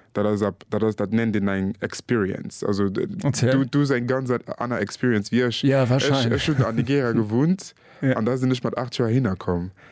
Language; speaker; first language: Luxembourgish; early bilingual, other home language; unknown